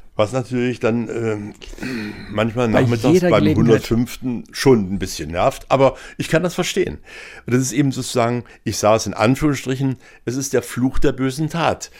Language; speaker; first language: German; native; German